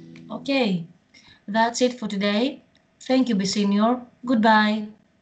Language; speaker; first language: English; non-native, fluent; Greek